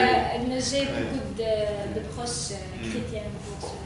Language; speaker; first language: French; non-native, learner; Arabic